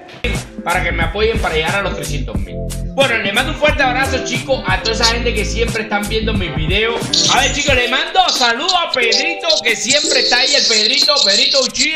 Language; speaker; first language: Spanish; native; Spanish